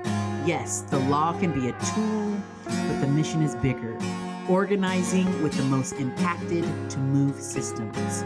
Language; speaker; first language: English; native; English